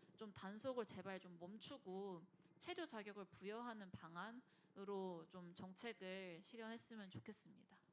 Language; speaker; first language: Korean; native; Korean